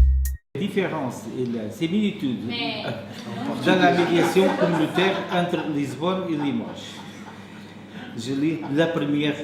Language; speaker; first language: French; non-native, fluent; Portuguese